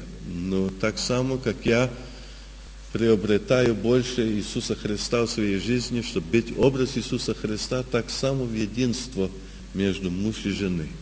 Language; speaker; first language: Russian; early bilingual, heritage; Russian